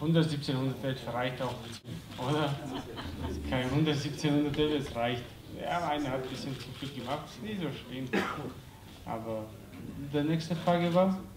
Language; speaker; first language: German; non-native, fluent; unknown